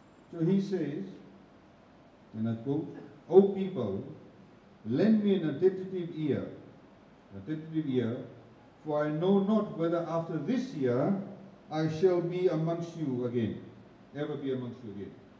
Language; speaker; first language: English; non-native, local second language; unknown